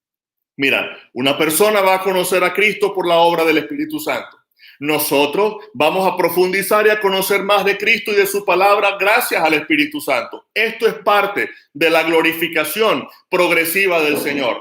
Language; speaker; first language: Spanish; native; Spanish